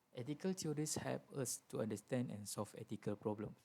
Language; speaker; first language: English; non-native, local second language; Malay